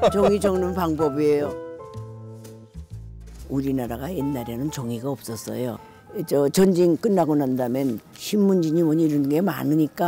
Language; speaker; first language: Korean; native; Korean